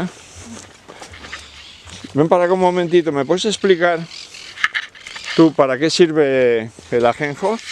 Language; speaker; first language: Spanish; native; Spanish